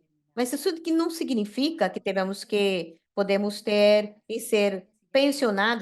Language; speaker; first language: Portuguese; non-native, fluent; Spanish